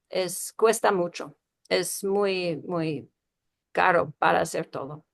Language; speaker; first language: Spanish; non-native, fluent; English